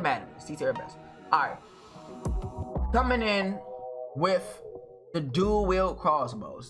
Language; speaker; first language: English; native; English